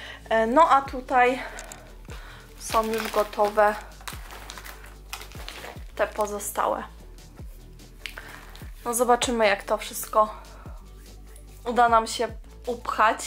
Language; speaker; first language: Polish; native; Polish